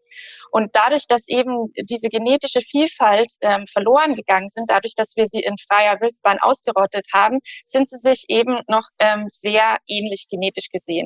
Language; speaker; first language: German; native; German